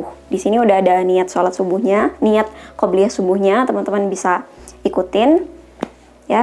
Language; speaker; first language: Indonesian; native; Indonesian